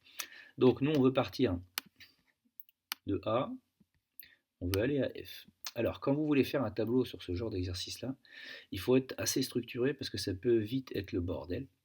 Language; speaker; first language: French; native; French